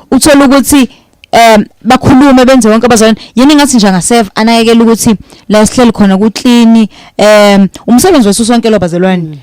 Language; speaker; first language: Zulu; native; Zulu